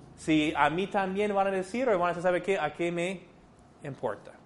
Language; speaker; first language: Spanish; non-native, fluent; English